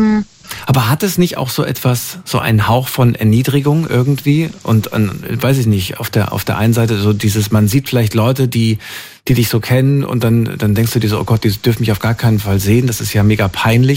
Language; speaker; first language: German; native; German